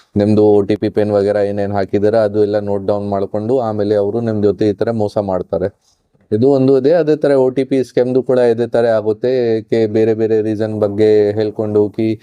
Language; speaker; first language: Kannada; non-native, fluent; Hindi